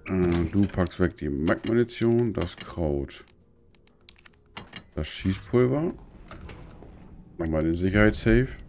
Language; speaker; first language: German; native; German